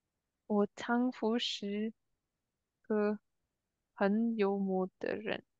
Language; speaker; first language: Chinese; non-native, learner; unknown